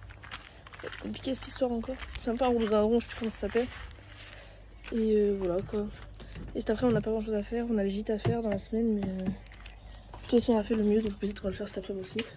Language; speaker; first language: French; native; French